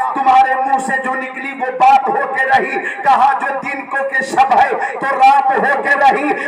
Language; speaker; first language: Urdu; native; Urdu